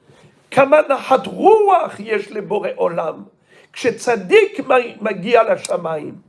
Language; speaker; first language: Hebrew; non-native, fluent; French